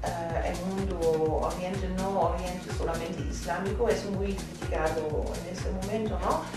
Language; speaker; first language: Spanish; non-native, fluent; German